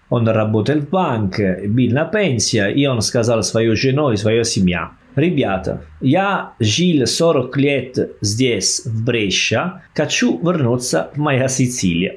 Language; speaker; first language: Russian; non-native, learner; Italian